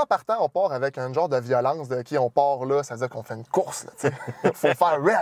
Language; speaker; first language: French; native; French